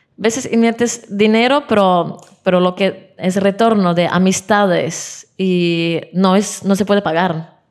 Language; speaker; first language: Spanish; non-native, fluent; Czech